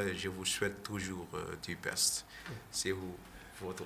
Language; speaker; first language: French; non-native, fluent; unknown